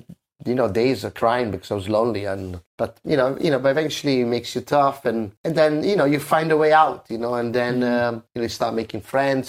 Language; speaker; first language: English; non-native, fluent; Italian